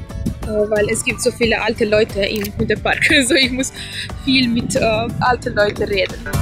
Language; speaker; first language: German; non-native, fluent; Bosnian